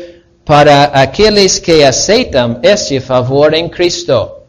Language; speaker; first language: Portuguese; non-native, fluent; English